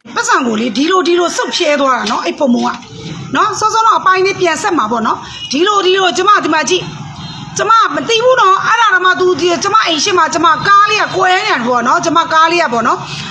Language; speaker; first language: Burmese; non-native, local second language; Shan